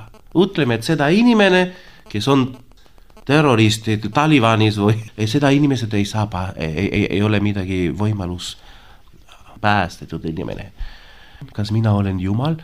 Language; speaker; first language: Estonian; non-native, learner; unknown